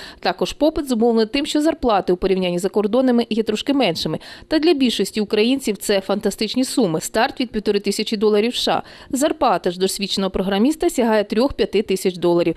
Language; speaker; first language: Ukrainian; native; Ukrainian